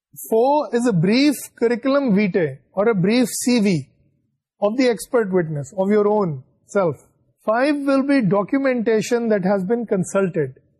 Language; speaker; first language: English; non-native, local second language; Urdu